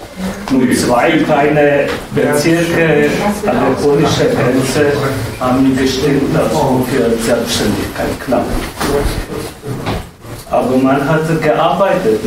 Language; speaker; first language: German; non-native, fluent; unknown